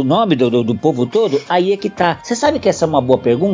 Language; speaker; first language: Portuguese; native; Portuguese